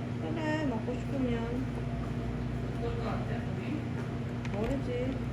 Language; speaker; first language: Korean; non-native, learner; Vietnamese